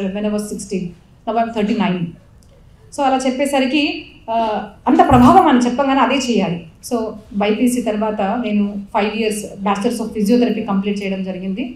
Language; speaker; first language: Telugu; non-native, local second language; Marathi